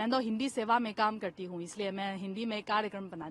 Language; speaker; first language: Hindi; non-native, fluent; Chinese